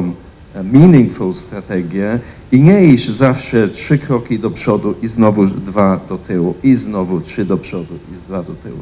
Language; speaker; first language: Polish; non-native, fluent; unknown